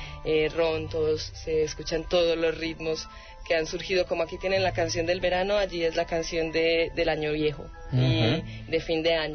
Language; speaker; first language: Spanish; native; Spanish